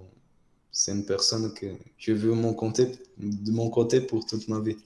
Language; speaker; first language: French; non-native, fluent; Portuguese